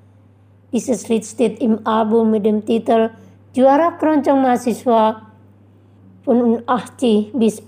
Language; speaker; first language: German; non-native, fluent; Indonesian